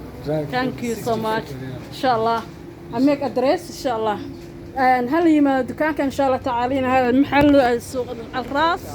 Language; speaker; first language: Arabic; non-native, learner; Somali